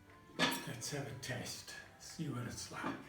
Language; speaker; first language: English; native; English